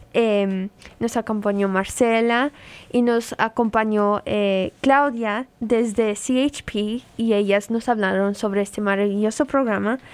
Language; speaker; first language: Spanish; native; Spanish